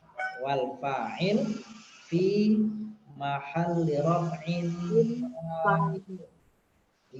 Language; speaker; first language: Arabic; non-native, fluent; Indonesian